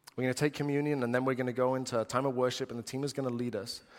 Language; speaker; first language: English; native; English